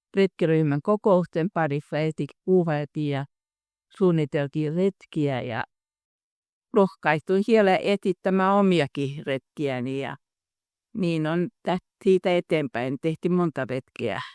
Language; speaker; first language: Finnish; native; Finnish